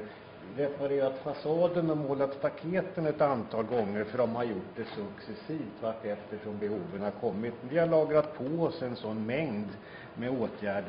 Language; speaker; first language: Swedish; native; Swedish